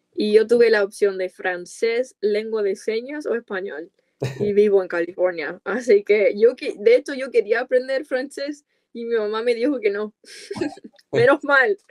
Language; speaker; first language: Spanish; non-native, fluent; English